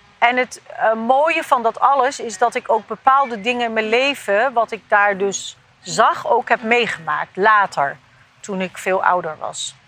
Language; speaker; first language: Dutch; early bilingual, other home language; Turkish